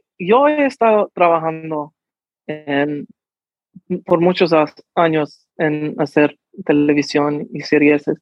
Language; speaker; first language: Spanish; early bilingual, heritage; English